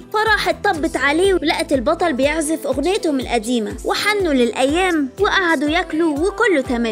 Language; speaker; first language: Arabic; native; Arabic